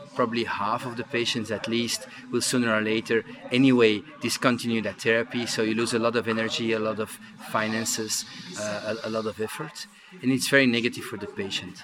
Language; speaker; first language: English; non-native, fluent; Dutch